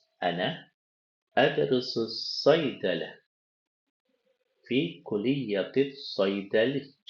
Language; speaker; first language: Arabic; non-native, fluent; Indonesian